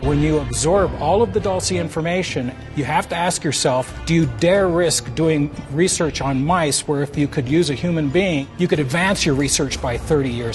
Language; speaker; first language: English; native; English